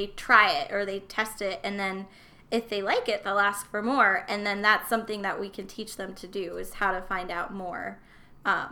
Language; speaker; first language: English; native; English